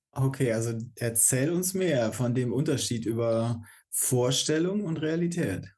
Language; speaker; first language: German; native; German